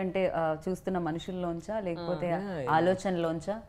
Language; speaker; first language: Telugu; native; Telugu